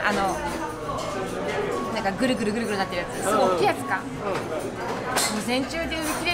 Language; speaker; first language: Japanese; native; Japanese